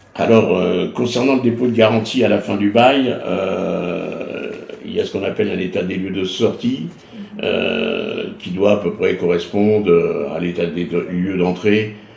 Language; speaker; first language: French; native; French